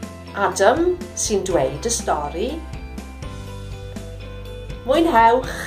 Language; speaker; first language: Welsh; non-native, local second language; English